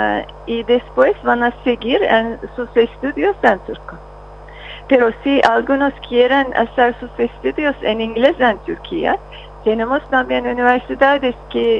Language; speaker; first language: Spanish; non-native, fluent; Turkish